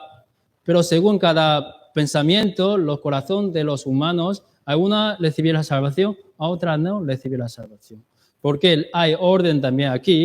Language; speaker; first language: Spanish; non-native, learner; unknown